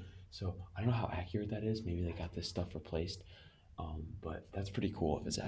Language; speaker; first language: English; native; English